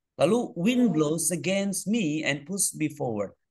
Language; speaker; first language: English; non-native, fluent; Indonesian